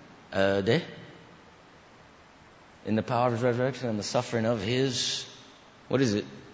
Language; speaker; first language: English; native; English